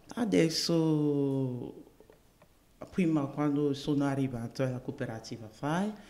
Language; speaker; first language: Italian; non-native, learner; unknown